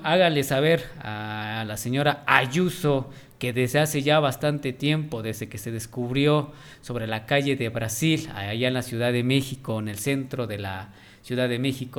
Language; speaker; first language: Spanish; non-native, local second language; Nahuatl languages